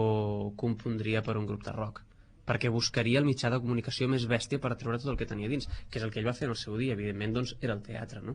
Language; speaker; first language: Catalan; native; Catalan